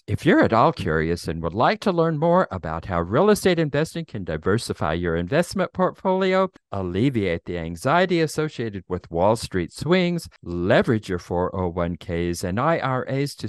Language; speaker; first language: English; native; English